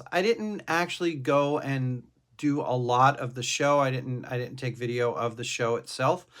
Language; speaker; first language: English; native; English